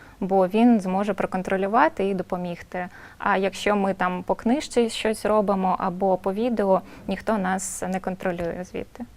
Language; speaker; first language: Ukrainian; non-native, local second language; Russian